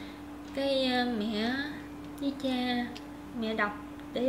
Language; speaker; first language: Vietnamese; native; Vietnamese